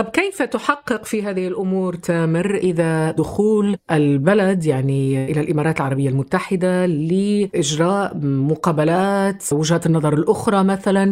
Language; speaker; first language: Arabic; native; Arabic